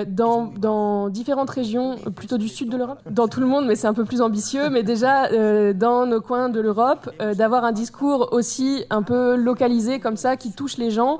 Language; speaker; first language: French; native; French